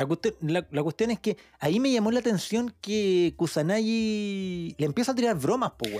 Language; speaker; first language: Spanish; native; Spanish